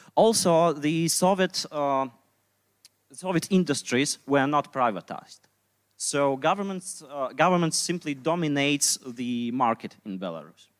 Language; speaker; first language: English; non-native, fluent; Russian